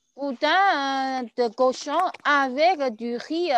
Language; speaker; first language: French; non-native, learner; Chinese